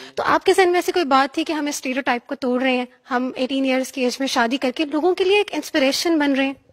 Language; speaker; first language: Urdu; native; Urdu